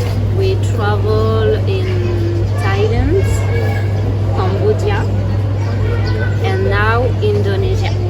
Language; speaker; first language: English; non-native, learner; French